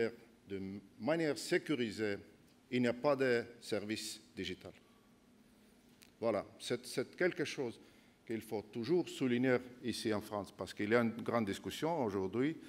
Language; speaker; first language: French; non-native, fluent; Estonian